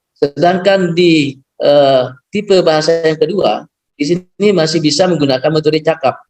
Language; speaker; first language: Indonesian; non-native, local second language; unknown